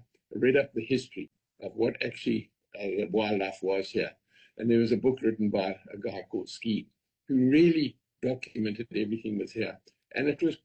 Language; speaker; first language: English; native; English